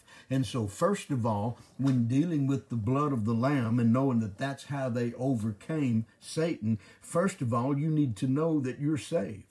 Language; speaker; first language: English; native; English